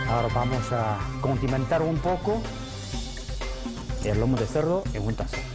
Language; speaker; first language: Spanish; non-native, fluent; Chinese